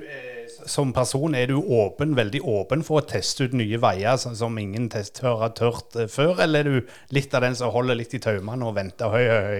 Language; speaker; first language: Norwegian; native; Norwegian